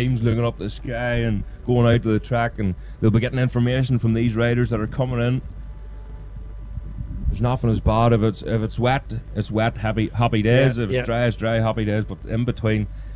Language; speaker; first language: English; native; English